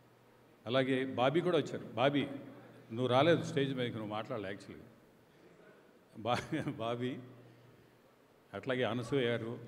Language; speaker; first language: Telugu; native; Telugu